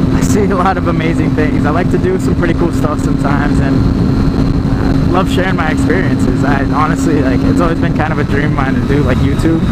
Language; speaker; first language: English; native; English